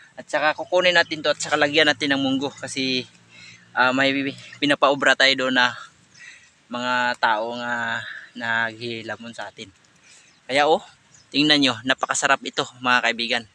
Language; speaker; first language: Filipino; non-native, local second language; Cebuano